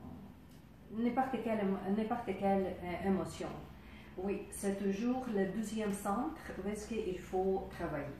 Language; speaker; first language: French; non-native, fluent; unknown